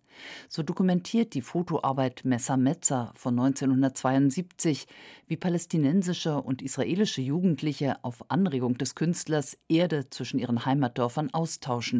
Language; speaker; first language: German; native; German